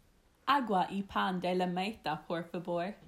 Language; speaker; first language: Spanish; non-native, learner; English